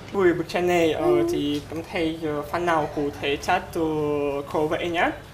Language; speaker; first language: Vietnamese; non-native, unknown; Russian